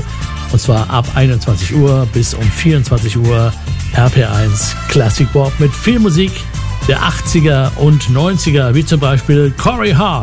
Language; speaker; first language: German; native; German